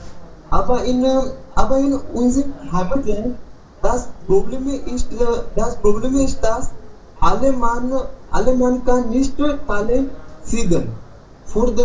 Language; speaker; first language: German; non-native, learner; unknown